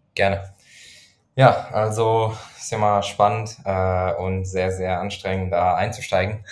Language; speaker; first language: German; non-native, fluent; Persian